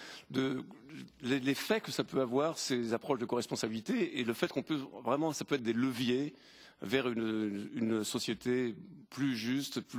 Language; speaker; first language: French; native; French